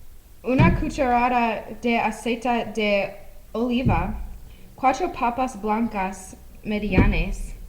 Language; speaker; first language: Spanish; non-native, learner; English